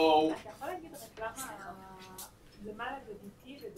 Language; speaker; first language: Hebrew; native; Hebrew